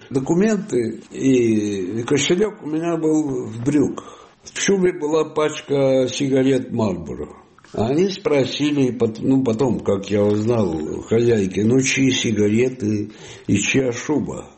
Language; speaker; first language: Russian; non-native, fluent; Italian